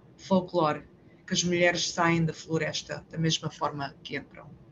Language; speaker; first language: Portuguese; early bilingual, heritage; Portuguese